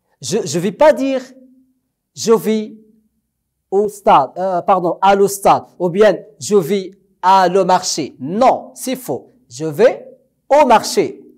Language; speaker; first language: French; non-native, local second language; Arabic